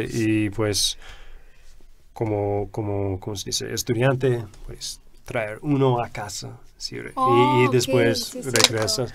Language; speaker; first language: Spanish; non-native, fluent; English